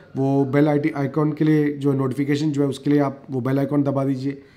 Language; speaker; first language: Hindi; native; Hindi